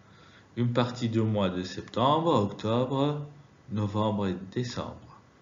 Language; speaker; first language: French; non-native, fluent; Arabic